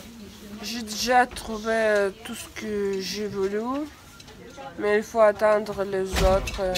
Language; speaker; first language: French; non-native, fluent; Russian